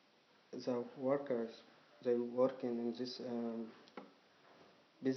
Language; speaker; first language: English; non-native, learner; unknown